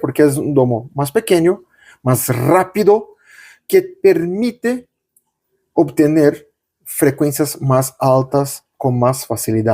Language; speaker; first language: Spanish; non-native, local second language; Portuguese